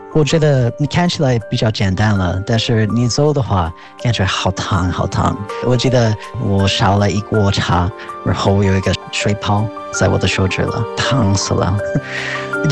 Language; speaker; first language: Chinese; non-native, fluent; English